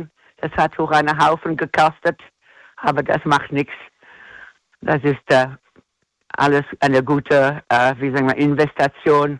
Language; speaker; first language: German; non-native, fluent; English